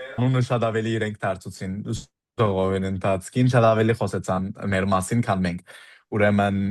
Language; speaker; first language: Armenian; early bilingual, heritage; Armenian